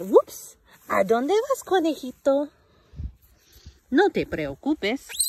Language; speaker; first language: Spanish; non-native, fluent; English